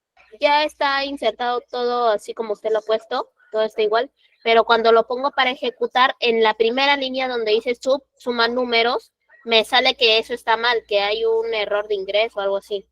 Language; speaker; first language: Spanish; native; Spanish